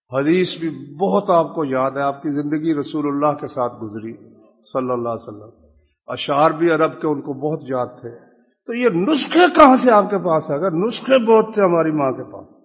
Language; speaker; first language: Urdu; non-native, local second language; Punjabi